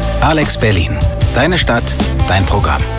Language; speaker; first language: German; non-native, learner; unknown